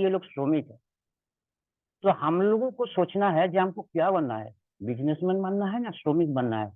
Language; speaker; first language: Hindi; non-native, local second language; Bangla